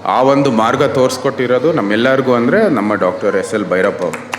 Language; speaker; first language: Kannada; native; Kannada